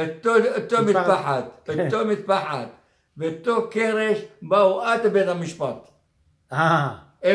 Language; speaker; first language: Hebrew; non-native, fluent; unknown